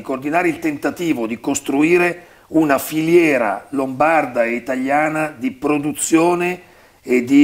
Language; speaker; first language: Italian; native; Italian